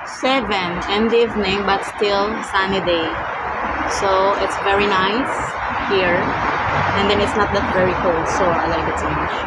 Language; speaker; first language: English; non-native, learner; Filipino